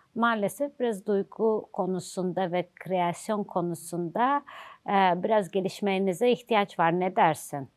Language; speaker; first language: Turkish; non-native, fluent; Azerbaijani